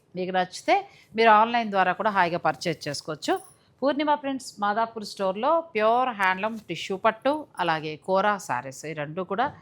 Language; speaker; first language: Telugu; native; Telugu